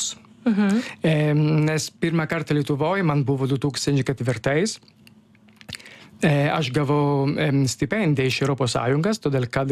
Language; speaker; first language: Lithuanian; non-native, fluent; Italian